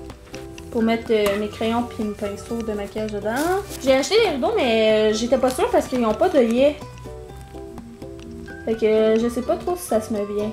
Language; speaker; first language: French; native; French